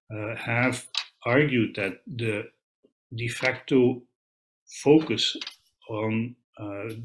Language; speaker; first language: English; non-native, fluent; Dutch